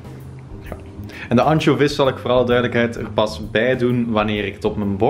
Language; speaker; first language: Dutch; native; Dutch